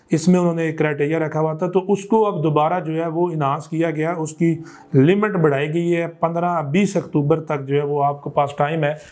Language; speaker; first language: Urdu; non-native, local second language; Punjabi